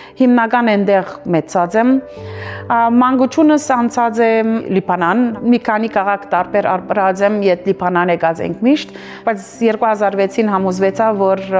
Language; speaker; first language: Armenian; early bilingual, heritage; Armenian